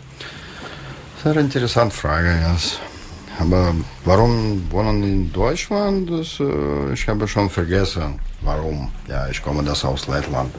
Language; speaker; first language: German; non-native, learner; Russian